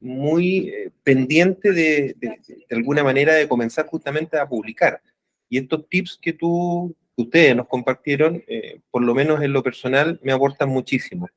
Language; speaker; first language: Spanish; native; Spanish